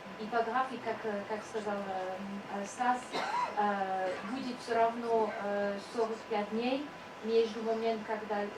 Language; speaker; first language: Russian; non-native, fluent; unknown